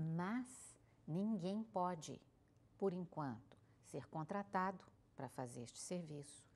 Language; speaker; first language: Portuguese; native; Portuguese